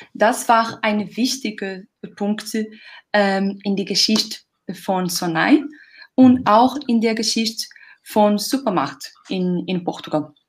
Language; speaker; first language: German; non-native, learner; Portuguese